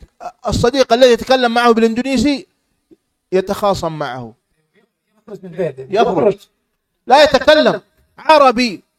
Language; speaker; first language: Arabic; non-native, fluent; Indonesian